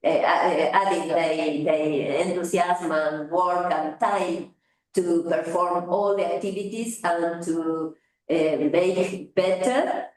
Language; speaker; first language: English; non-native, fluent; Spanish